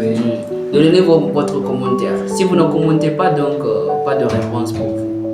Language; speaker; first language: French; non-native, learner; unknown